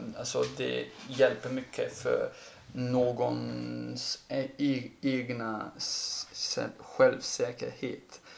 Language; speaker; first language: Swedish; non-native, fluent; Ladin